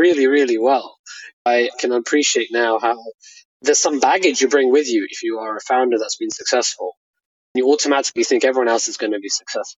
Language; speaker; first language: English; native; English